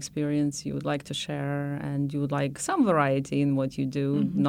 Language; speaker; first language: English; non-native, fluent; Ukrainian